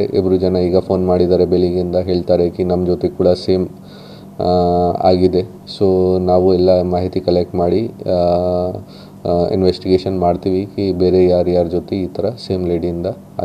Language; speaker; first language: Kannada; non-native, local second language; Hindi